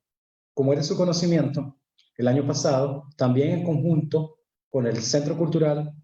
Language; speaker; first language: Spanish; native; Spanish